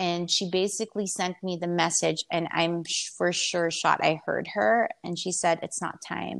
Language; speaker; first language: English; non-native, local second language; Filipino